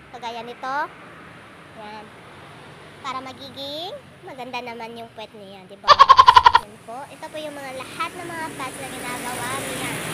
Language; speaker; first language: Filipino; non-native, local second language; Cebuano